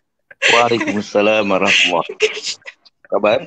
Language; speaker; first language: Malay; native; Malay